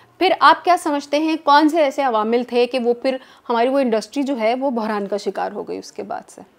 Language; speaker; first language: Urdu; native; Urdu